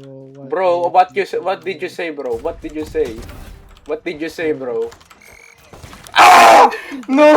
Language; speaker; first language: English; non-native, local second language; Filipino